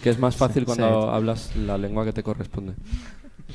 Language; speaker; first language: Spanish; native; Spanish